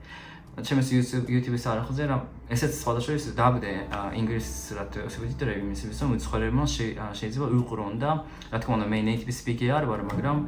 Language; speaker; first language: Georgian; non-native, fluent; Japanese